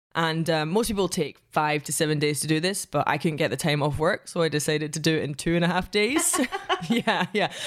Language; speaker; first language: English; native; English